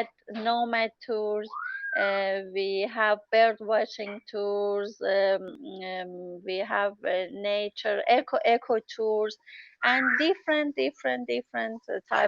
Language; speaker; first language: English; non-native, learner; Persian